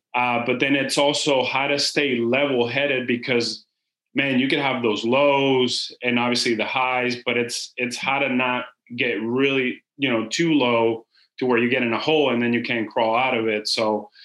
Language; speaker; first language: English; non-native, fluent; Spanish